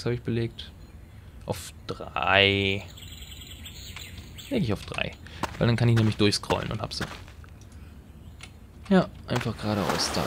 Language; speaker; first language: German; native; German